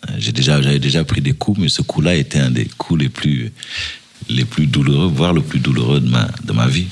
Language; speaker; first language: French; early bilingual, other home language; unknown